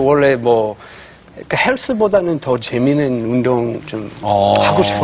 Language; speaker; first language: Korean; non-native, fluent; English